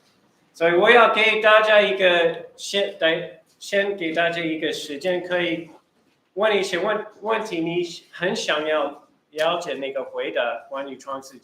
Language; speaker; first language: Chinese; early bilingual, heritage; Chinese